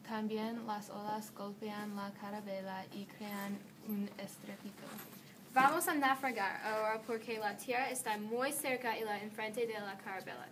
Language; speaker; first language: Spanish; non-native, learner; English